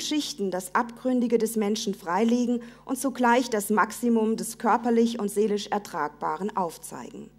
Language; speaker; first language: German; native; German